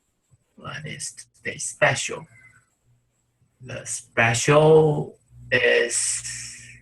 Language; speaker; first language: English; non-native, learner; Chinese